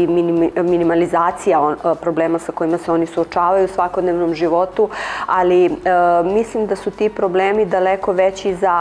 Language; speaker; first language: Serbian; native; Serbian